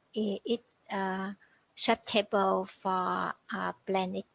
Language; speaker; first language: English; non-native, learner; Vietnamese